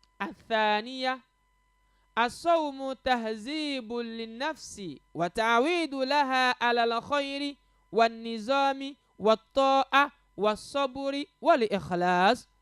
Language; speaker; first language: Arabic; non-native, fluent; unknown